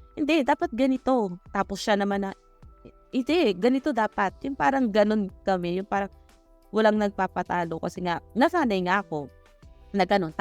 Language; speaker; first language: Filipino; native; Filipino